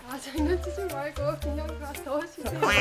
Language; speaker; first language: Korean; non-native, fluent; Czech